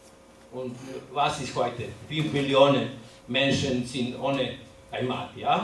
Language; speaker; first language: German; non-native, learner; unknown